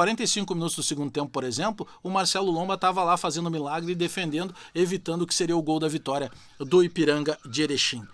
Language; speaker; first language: Portuguese; native; Portuguese